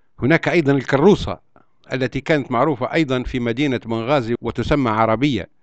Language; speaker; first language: Arabic; native; Arabic